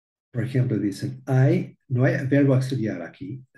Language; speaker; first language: Spanish; early bilingual, heritage; Spanish